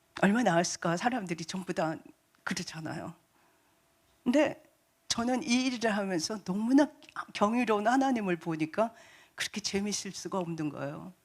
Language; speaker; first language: Korean; native; Korean